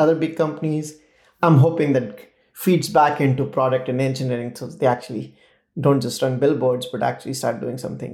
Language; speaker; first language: English; non-native, local second language; Hindi